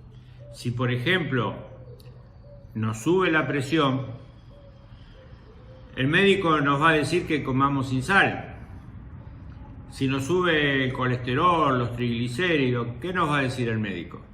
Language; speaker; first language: Spanish; native; Spanish